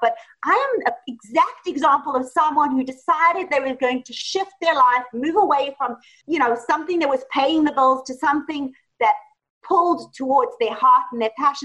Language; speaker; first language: English; native; English